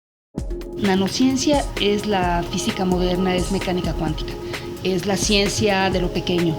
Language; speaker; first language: Spanish; native; Spanish